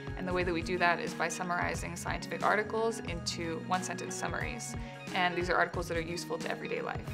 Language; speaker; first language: English; native; English